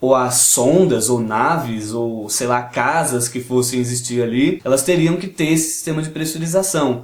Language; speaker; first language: Portuguese; native; Portuguese